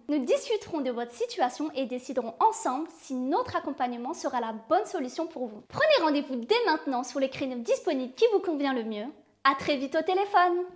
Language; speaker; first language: French; early bilingual, other home language; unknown